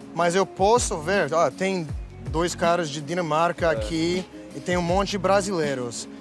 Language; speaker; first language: Portuguese; non-native, fluent; English